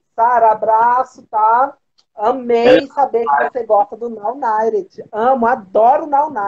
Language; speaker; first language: Portuguese; native; Portuguese